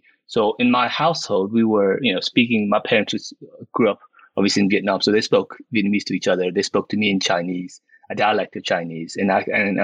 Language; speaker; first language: English; early bilingual, other home language; Min Nan Chinese